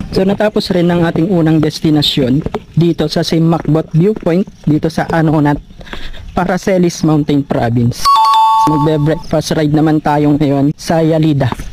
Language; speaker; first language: Filipino; non-native, local second language; Iloko